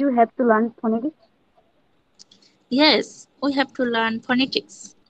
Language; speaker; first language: English; non-native, learner; Bangla